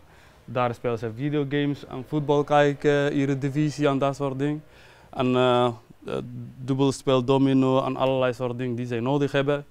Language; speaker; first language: Dutch; non-native, fluent; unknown